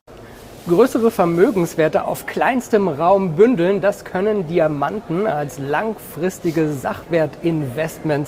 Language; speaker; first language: German; native; German